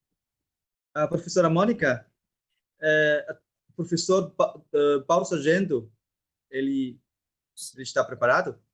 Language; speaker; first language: Portuguese; non-native, learner; Chinese